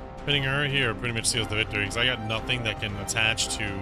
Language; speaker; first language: English; native; English